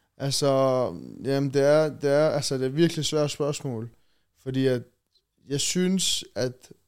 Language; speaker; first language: Danish; early bilingual, other home language; Chechen